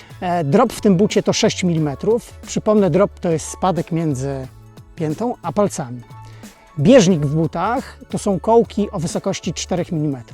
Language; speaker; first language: Polish; native; Polish